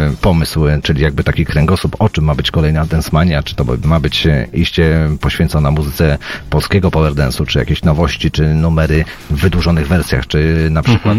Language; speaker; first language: Polish; native; Polish